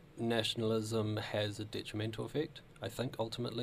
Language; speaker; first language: English; native; English